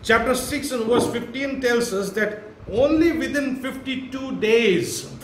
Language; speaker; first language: English; non-native, local second language; Marathi